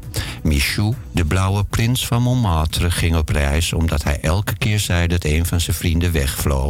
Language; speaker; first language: Dutch; native; Dutch